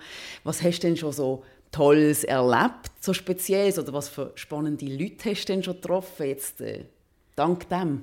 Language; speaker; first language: German; native; German